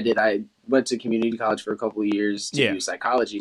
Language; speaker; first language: English; native; English